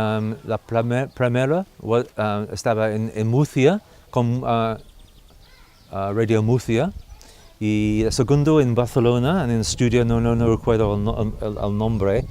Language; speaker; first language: Spanish; non-native, learner; English